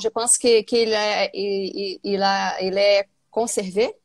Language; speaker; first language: French; non-native, learner; Portuguese